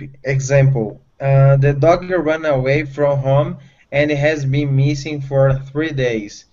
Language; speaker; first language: English; non-native, learner; Spanish